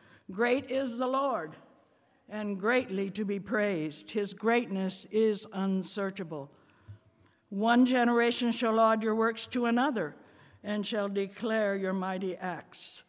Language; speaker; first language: English; native; English